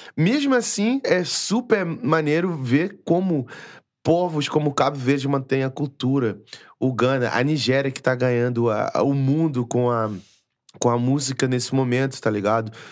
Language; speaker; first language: Portuguese; native; Portuguese